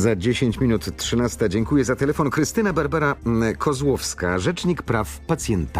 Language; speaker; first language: Polish; native; Polish